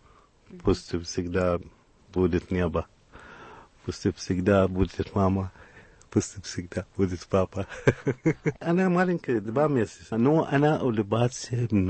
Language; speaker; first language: Russian; non-native, learner; Arabic